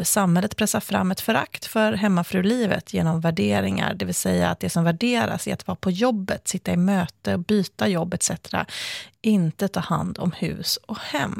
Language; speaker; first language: Swedish; native; Swedish